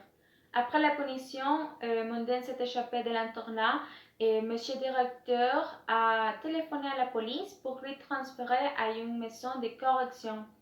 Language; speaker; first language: French; non-native, learner; Spanish